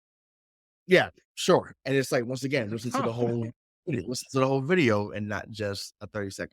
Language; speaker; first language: English; native; English